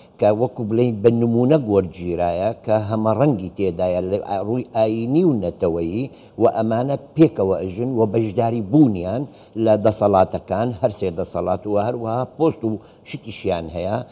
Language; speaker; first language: Central Kurdish; non-native, local second language; Syriac